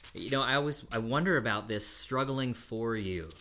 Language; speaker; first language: English; native; English